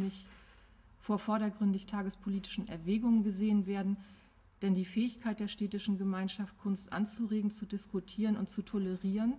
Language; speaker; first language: German; native; German